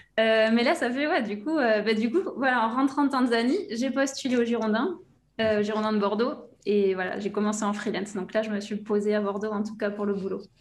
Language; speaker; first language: French; native; French